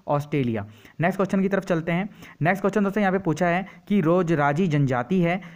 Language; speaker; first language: Hindi; native; Hindi